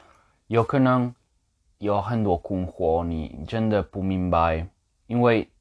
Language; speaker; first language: Chinese; non-native, learner; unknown